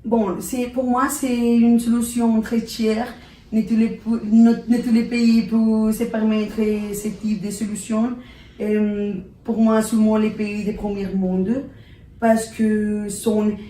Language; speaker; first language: French; non-native, learner; Spanish